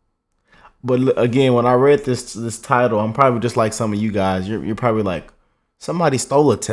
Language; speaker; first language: English; native; English